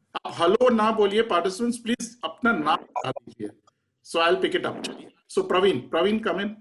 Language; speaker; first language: Hindi; native; Hindi